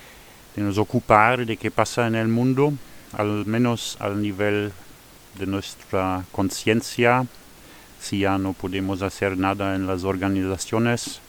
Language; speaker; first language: Spanish; non-native, fluent; Luxembourgish